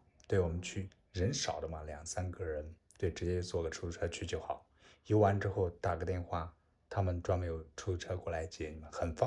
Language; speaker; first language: Chinese; native; Chinese